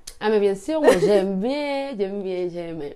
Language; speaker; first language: French; non-native, learner; Spanish